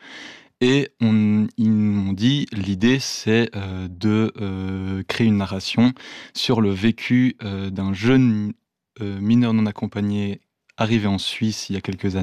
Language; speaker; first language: French; native; French